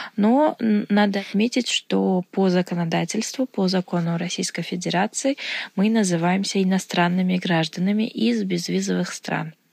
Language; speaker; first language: Russian; non-native, local second language; Uzbek